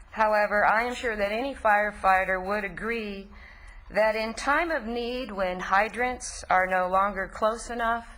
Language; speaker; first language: English; native; English